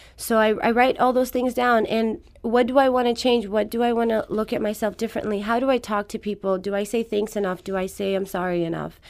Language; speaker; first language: English; non-native, fluent; Persian